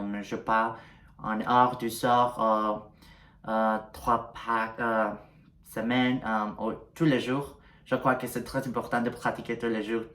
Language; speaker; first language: French; non-native, learner; Spanish